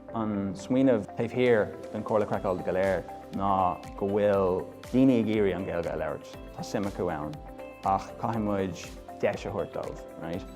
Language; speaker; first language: Irish; non-native, local second language; English